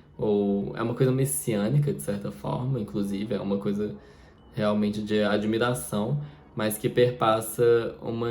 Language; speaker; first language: Portuguese; native; Portuguese